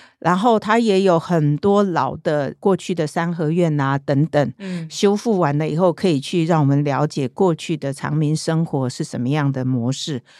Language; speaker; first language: Chinese; native; Chinese